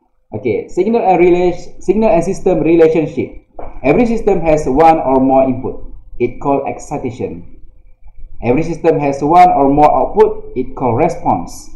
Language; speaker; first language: English; non-native, local second language; Malay